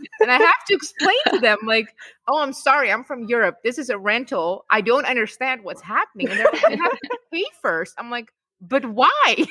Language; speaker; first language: English; non-native, fluent; Czech